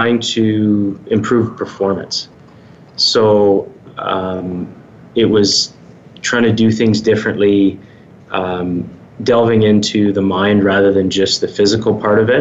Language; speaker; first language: English; native; English